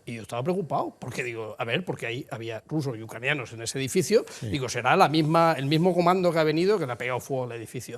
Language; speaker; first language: Spanish; native; Spanish